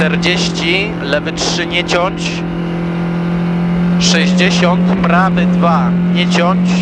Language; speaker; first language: Polish; native; Polish